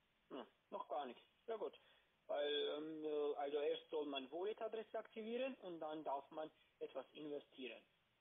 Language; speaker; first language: German; non-native, learner; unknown